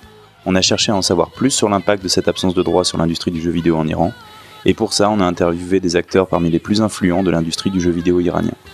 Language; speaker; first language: French; native; French